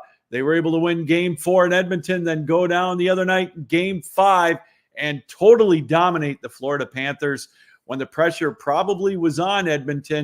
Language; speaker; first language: English; native; English